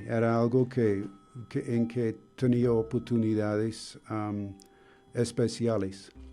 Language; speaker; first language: Spanish; non-native, fluent; English